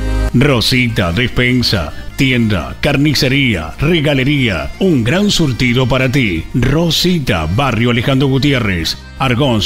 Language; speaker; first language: Spanish; native; Spanish